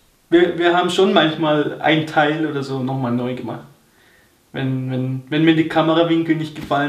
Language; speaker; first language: German; early bilingual, other home language; Turkish